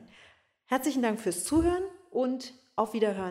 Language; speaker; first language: German; native; German